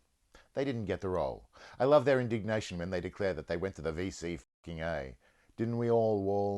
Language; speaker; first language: English; native; English